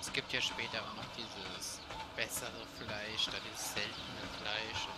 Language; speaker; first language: German; native; German